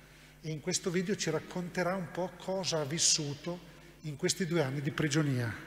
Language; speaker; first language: Italian; native; Italian